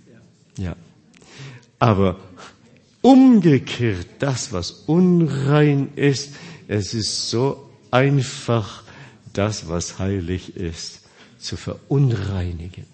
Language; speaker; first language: German; non-native, fluent; Korean